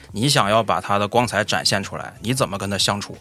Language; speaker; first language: Chinese; native; Chinese